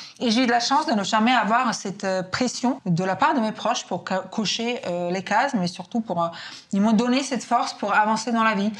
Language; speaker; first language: French; non-native, fluent; Serbian